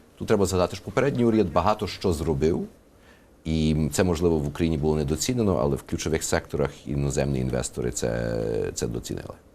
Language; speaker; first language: Ukrainian; early bilingual, heritage; Ukrainian